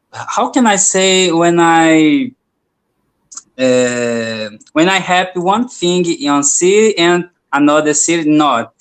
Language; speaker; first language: English; non-native, learner; Portuguese